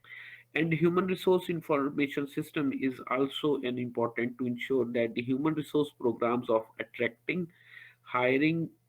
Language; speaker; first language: English; non-native, local second language; Urdu